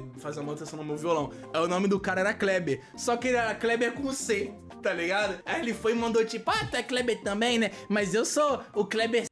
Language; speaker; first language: Portuguese; native; Portuguese